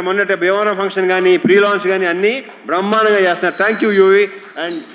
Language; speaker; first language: Telugu; native; Telugu